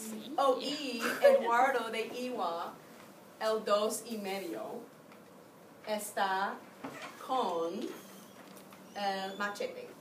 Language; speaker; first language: Spanish; non-native, fluent; English